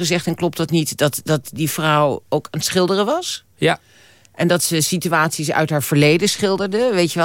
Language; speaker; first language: Dutch; native; Dutch